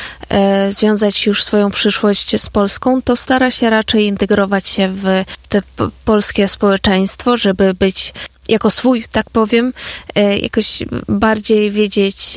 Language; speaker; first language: Polish; non-native, fluent; Ukrainian